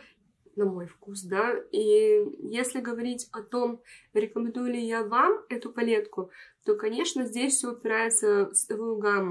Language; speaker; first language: Russian; native; Russian